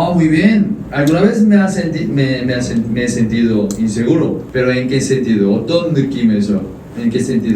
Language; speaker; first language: Spanish; non-native, fluent; Korean